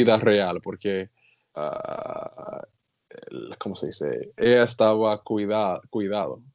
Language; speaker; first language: Spanish; non-native, learner; English